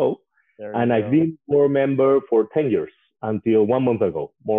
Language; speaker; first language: English; non-native, fluent; Spanish